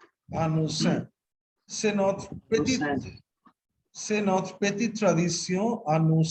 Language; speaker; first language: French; non-native, fluent; Bangla